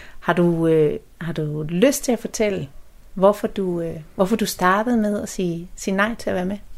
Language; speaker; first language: Danish; native; Danish